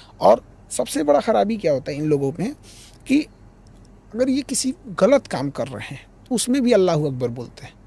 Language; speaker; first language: Hindi; native; Hindi